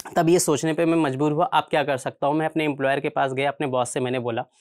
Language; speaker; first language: Hindi; native; Hindi